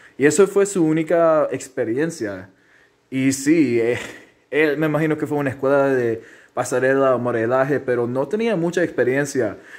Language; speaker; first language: Spanish; early bilingual, heritage; Spanish